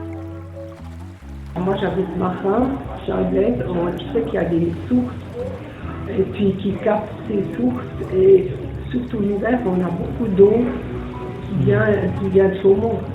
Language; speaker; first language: French; native; French